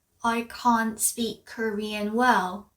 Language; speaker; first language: English; non-native, fluent; Korean